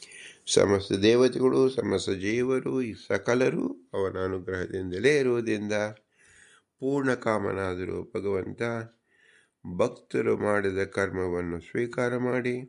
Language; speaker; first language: Kannada; native; Kannada